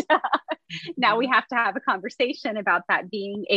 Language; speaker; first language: English; native; English